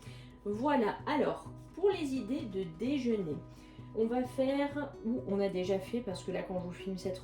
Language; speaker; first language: French; native; French